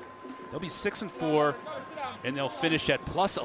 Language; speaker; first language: English; native; English